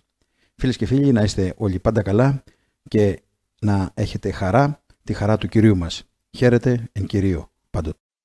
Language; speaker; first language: Greek; native; Greek